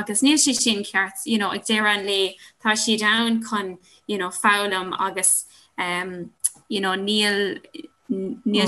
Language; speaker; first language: Irish; non-native, local second language; English